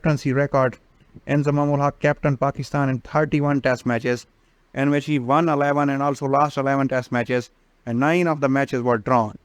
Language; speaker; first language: English; non-native, local second language; Urdu